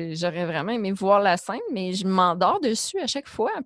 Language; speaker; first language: French; native; French